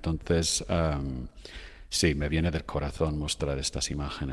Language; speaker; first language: Spanish; non-native, fluent; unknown